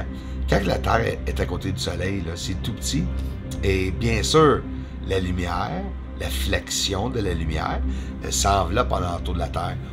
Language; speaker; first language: French; native; French